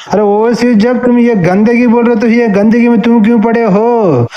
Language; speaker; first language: Hindi; non-native, local second language; Telugu